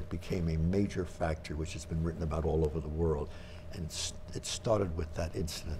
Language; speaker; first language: English; native; English